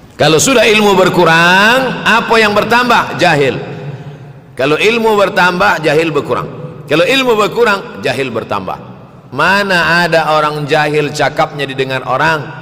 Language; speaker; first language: Malay; native; Malay